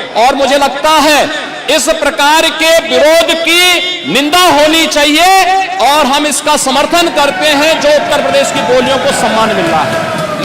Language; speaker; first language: Hindi; native; Hindi